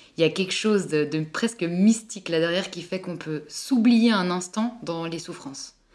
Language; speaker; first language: French; native; French